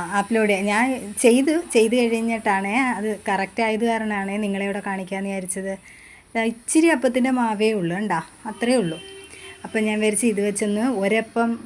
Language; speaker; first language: Malayalam; native; Malayalam